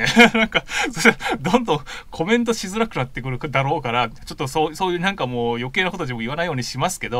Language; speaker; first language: Japanese; native; Japanese